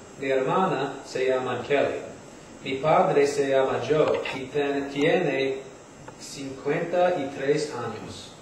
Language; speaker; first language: Spanish; non-native, learner; English